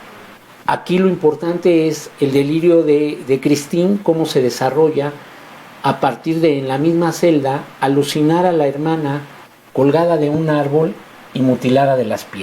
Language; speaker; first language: Spanish; native; Spanish